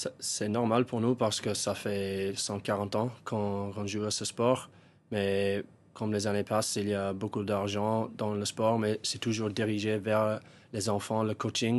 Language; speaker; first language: French; non-native, fluent; English